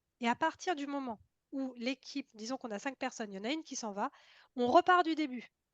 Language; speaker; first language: French; native; French